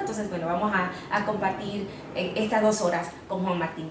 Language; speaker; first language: Spanish; native; Spanish